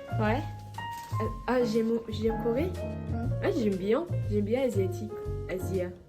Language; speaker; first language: French; non-native, learner; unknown